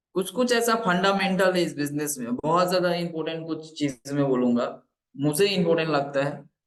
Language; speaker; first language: Hindi; non-native, local second language; Bangla